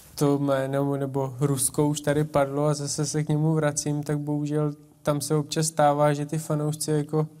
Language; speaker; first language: Czech; native; Czech